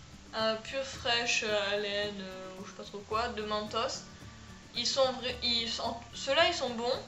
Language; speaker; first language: French; native; French